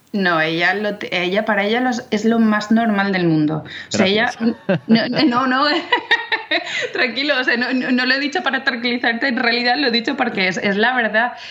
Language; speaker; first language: Spanish; non-native, fluent; English